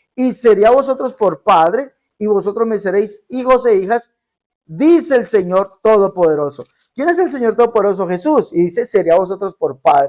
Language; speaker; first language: Spanish; native; Spanish